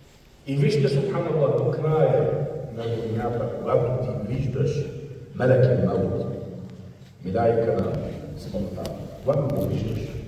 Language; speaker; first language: Bulgarian; non-native, fluent; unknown